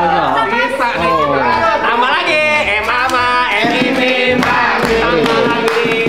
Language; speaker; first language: Indonesian; native; Indonesian